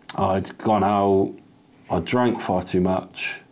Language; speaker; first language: English; native; English